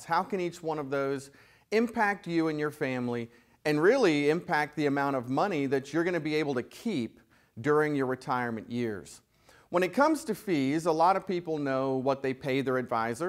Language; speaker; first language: English; native; English